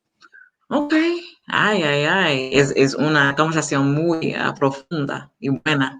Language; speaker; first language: Spanish; non-native, learner; English